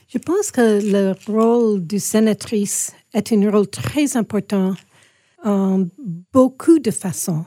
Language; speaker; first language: French; non-native, fluent; English